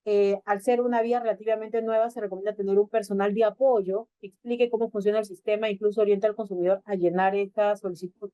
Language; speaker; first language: Spanish; native; Spanish